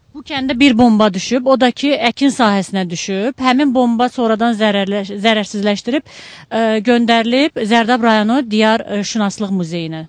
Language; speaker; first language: Azerbaijani; native; Azerbaijani